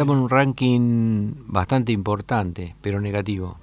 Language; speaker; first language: Spanish; native; Spanish